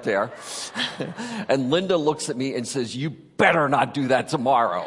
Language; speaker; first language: English; native; English